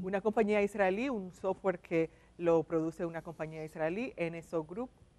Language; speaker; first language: Spanish; native; Spanish